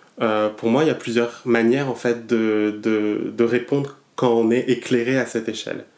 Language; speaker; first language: French; non-native, local second language; Malagasy